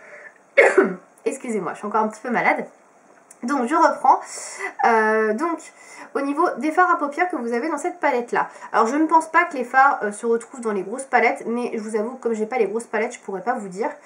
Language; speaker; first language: French; native; French